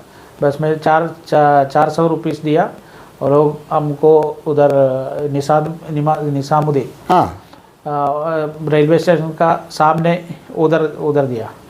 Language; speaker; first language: Hindi; non-native, local second language; Malayalam